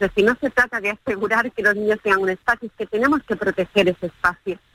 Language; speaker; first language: Spanish; native; Spanish